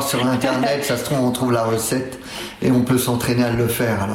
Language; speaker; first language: French; native; French